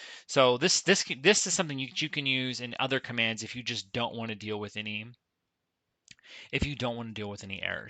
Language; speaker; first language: English; native; English